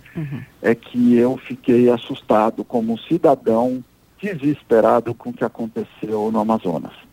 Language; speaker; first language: Portuguese; early bilingual, other home language; Italian